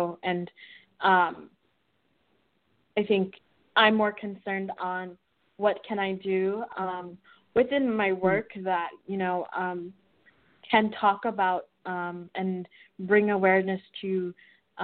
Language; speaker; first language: English; native; English